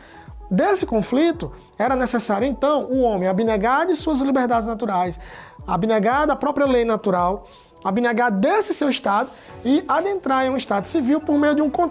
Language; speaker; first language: Portuguese; native; Portuguese